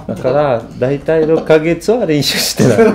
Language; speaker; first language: Japanese; non-native, learner; Portuguese